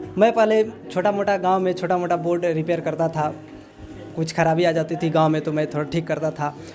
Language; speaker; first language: Hindi; non-native, local second language; Bhojpuri